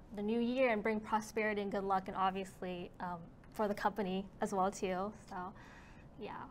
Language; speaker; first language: English; native; English